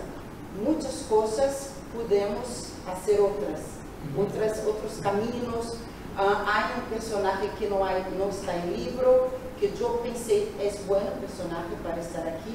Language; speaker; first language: Spanish; non-native, learner; Portuguese